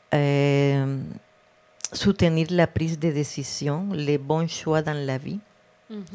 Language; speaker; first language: French; non-native, fluent; Spanish